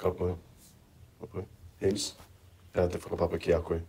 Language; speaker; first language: Māori; non-native, local second language; English